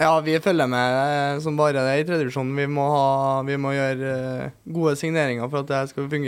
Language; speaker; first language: Norwegian; native; Norwegian